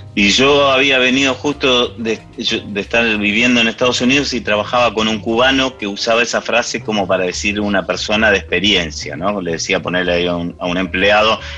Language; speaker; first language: Spanish; early bilingual, other home language; English